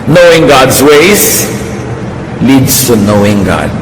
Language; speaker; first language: English; non-native, local second language; Filipino